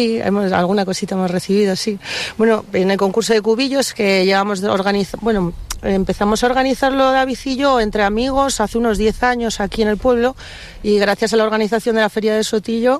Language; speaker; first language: Spanish; native; Spanish